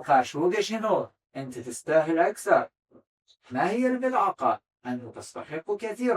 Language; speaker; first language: Arabic; non-native, fluent; Azerbaijani